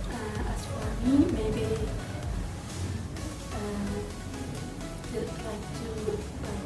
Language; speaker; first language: English; non-native, learner; Indonesian